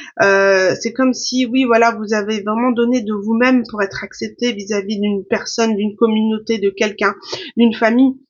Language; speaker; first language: French; native; French